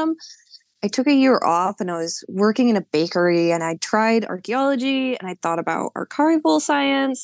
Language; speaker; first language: English; native; English